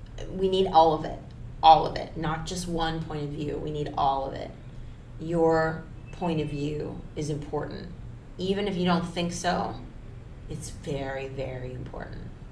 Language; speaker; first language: English; early bilingual, other home language; Spanish